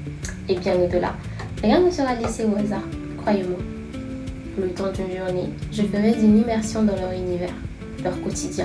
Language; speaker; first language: French; native; French